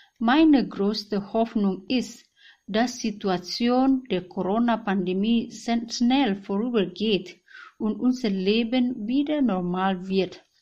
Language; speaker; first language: German; non-native, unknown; Indonesian